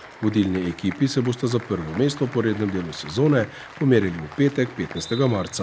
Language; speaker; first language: Slovenian; native; Slovenian